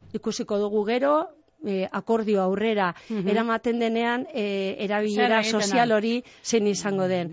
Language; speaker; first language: Basque; non-native, local second language; Spanish